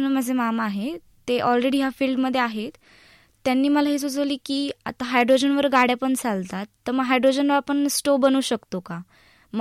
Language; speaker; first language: Marathi; native; Marathi